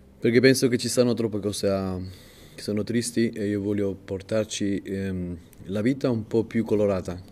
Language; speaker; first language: Italian; non-native, learner; Spanish